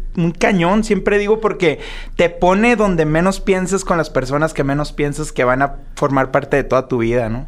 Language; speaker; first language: Spanish; native; Spanish